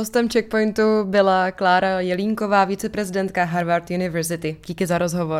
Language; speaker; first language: Czech; native; Czech